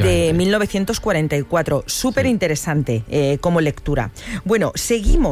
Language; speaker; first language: Spanish; native; Spanish